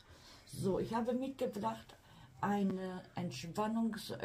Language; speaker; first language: German; non-native, fluent; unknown